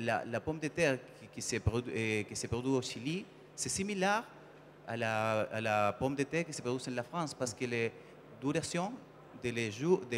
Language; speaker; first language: French; non-native, learner; Spanish